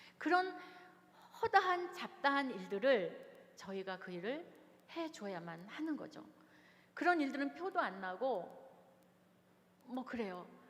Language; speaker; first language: Korean; native; Korean